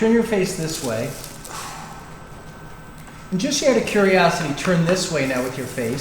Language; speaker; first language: English; native; English